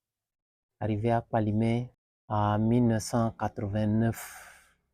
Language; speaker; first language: French; non-native, learner; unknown